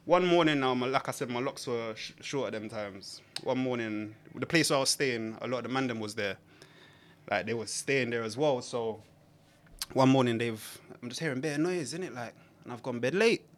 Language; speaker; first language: English; native; English